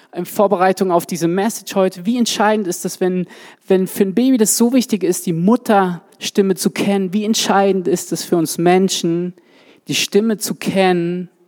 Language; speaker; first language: German; native; German